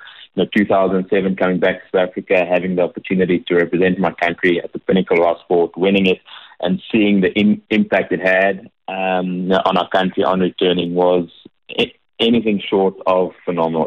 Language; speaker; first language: English; native; English